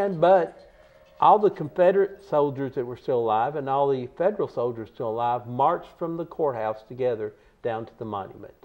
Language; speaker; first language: English; native; English